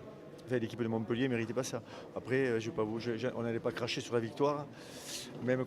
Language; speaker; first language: French; native; French